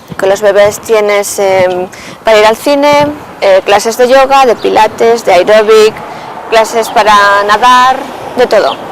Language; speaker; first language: Spanish; native; Spanish